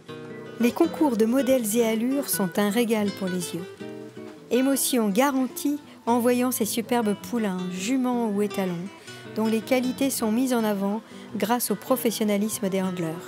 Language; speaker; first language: French; native; French